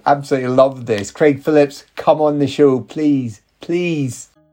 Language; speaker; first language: English; native; English